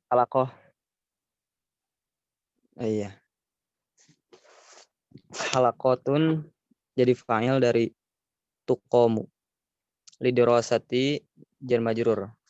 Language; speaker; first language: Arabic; non-native, learner; Indonesian